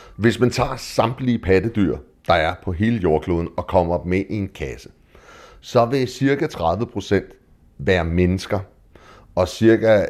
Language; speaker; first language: Danish; native; Danish